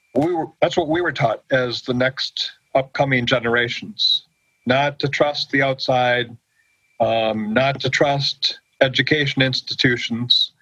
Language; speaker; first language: English; native; English